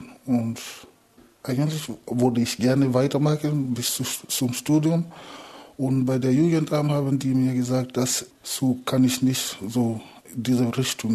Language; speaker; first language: German; non-native, learner; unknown